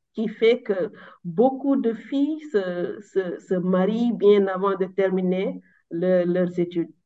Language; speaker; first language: French; non-native, local second language; Wolof